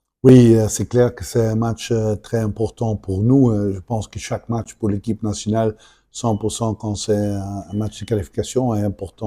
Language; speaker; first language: French; non-native, local second language; Dutch